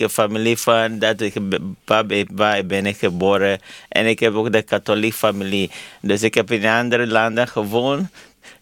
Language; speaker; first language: Dutch; non-native, learner; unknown